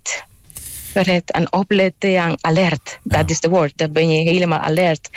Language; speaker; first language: Dutch; non-native, fluent; Spanish